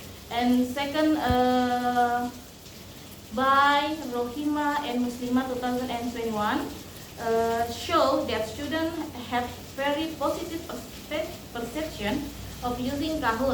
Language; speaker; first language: English; non-native, learner; Indonesian